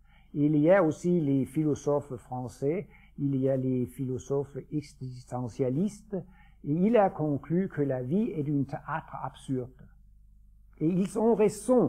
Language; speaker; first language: French; non-native, fluent; Danish